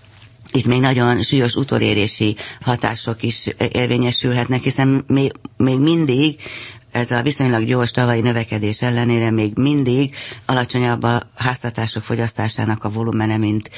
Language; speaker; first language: Hungarian; native; Hungarian